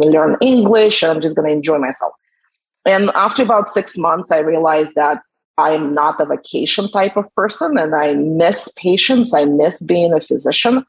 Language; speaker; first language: English; non-native, fluent; Russian